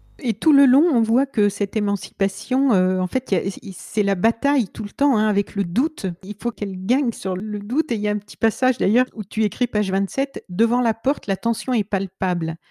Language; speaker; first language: French; native; French